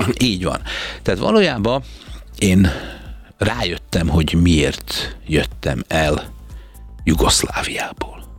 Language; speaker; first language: Hungarian; native; Hungarian